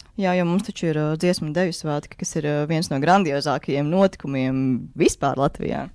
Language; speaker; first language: Latvian; native; Latvian